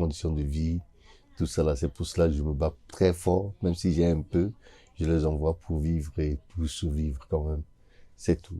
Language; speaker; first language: French; non-native, local second language; Sango